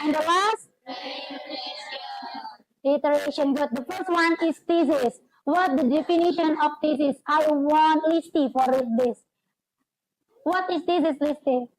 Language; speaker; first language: English; non-native, local second language; Indonesian